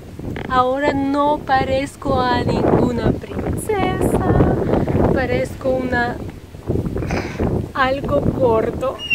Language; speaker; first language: Spanish; non-native, learner; Russian